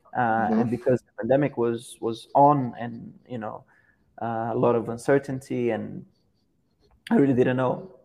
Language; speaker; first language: English; non-native, fluent; Portuguese